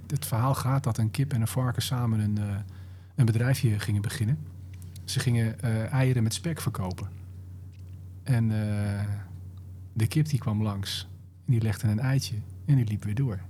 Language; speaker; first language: Dutch; native; Dutch